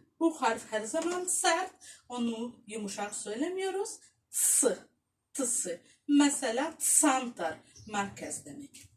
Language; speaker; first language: Turkish; non-native, fluent; Russian